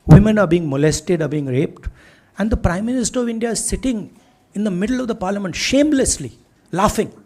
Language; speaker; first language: English; non-native, local second language; Hindi